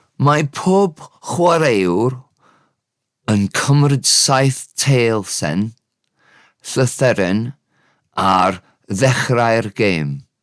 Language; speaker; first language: Welsh; non-native, local second language; English